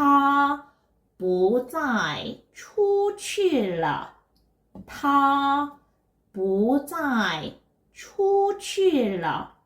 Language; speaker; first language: Chinese; non-native, fluent; Korean